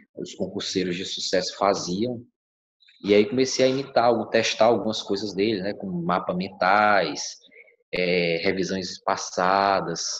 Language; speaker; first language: Portuguese; native; Portuguese